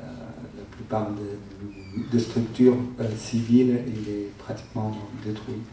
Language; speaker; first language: French; non-native, fluent; Arabic